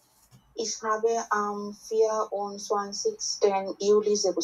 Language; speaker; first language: German; non-native, learner; Bangla